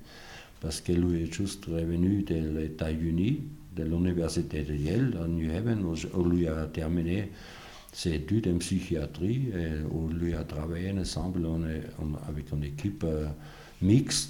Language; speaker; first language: French; non-native, fluent; German